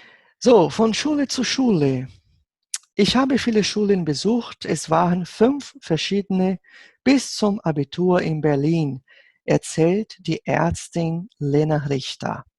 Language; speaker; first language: German; non-native, fluent; Portuguese